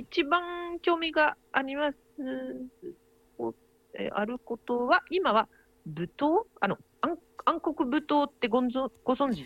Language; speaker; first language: Japanese; non-native, fluent; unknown